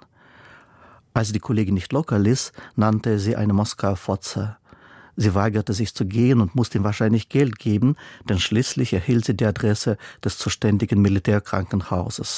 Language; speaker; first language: German; non-native, fluent; Russian